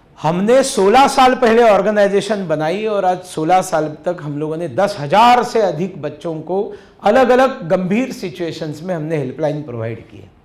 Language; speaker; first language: Hindi; non-native, local second language; Marathi